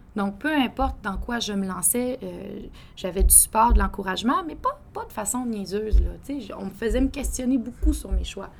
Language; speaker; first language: French; native; French